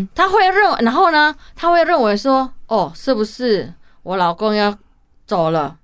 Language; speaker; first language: Chinese; non-native, fluent; Hakka Chinese